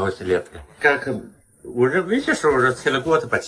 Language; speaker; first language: Russian; non-native, learner; Chinese